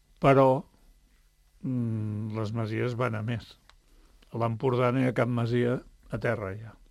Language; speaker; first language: Catalan; native; Catalan